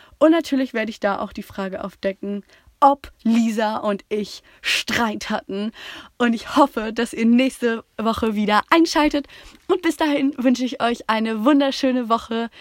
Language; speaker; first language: German; native; German